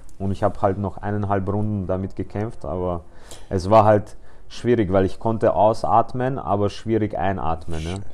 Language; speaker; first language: German; early bilingual, other home language; Polish